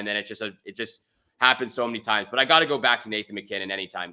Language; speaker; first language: English; native; English